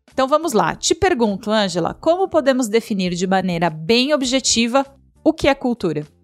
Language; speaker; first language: Portuguese; native; Portuguese